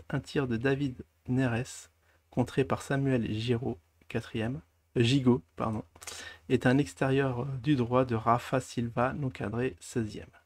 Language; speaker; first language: French; native; French